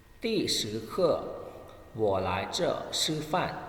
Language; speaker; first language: Chinese; non-native, fluent; Thai